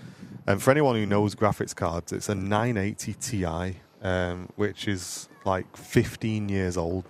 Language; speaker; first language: English; native; English